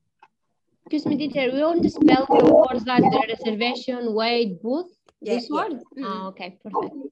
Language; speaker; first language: English; non-native, learner; Albanian